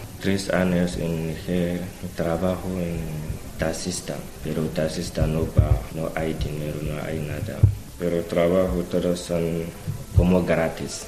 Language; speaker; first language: Spanish; non-native, learner; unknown